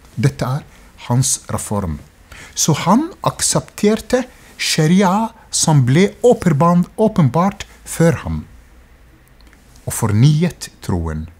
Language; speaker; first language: Norwegian; non-native, fluent; Arabic